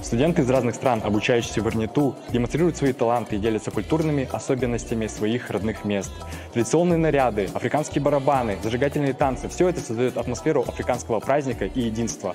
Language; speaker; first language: Russian; native; Russian